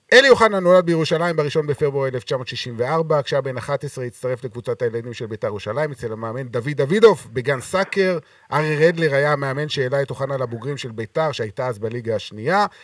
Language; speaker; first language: Hebrew; native; Hebrew